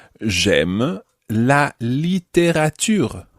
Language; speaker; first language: French; non-native, fluent; English